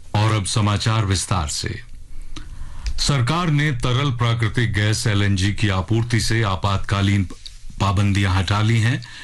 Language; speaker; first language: Hindi; native; Hindi